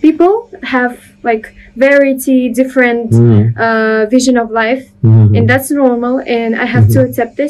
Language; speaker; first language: English; non-native, learner; Russian